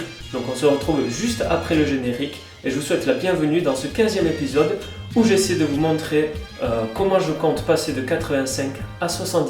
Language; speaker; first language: French; native; French